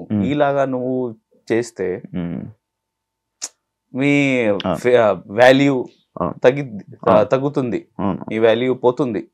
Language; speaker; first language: Telugu; non-native, learner; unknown